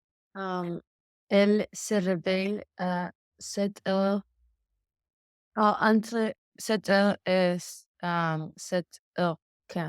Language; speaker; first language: French; non-native, learner; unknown